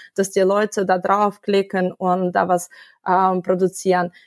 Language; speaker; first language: German; non-native, fluent; Russian